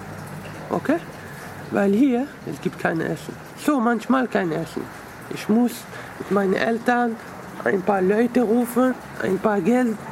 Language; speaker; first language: German; early bilingual, other home language; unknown